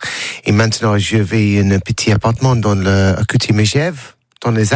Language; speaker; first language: French; non-native, learner; English